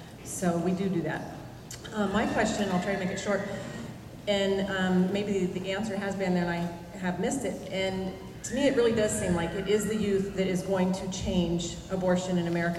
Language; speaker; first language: English; native; English